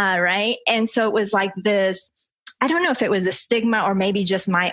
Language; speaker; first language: English; early bilingual, other home language; Spanish